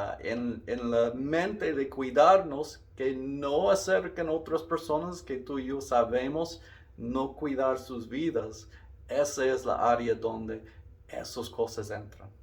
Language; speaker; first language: Spanish; non-native, learner; English